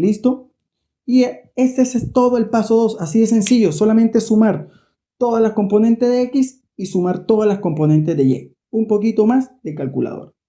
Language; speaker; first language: Spanish; native; Spanish